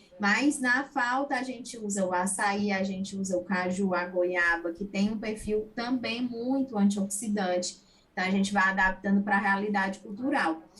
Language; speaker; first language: Portuguese; native; Portuguese